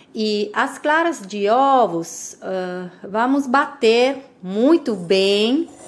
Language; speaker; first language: Portuguese; non-native, fluent; Italian